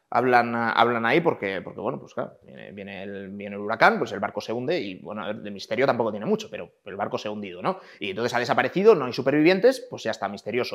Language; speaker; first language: Spanish; native; Spanish